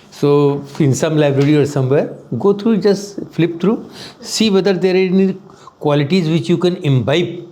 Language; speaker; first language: English; non-native, local second language; Hindi